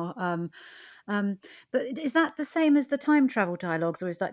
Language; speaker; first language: English; native; English